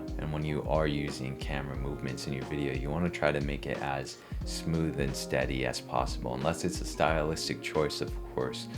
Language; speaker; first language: English; native; English